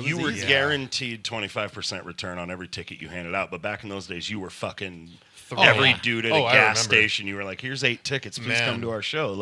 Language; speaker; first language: English; native; English